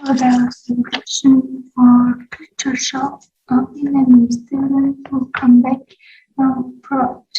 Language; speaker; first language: English; non-native, learner; Vietnamese